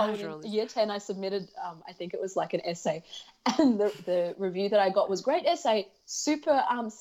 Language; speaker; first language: English; early bilingual, other home language; Russian